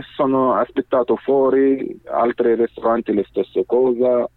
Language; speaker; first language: Italian; non-native, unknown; Arabic